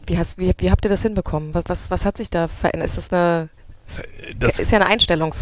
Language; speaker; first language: German; native; German